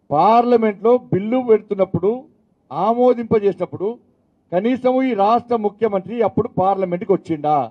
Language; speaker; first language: Telugu; native; Telugu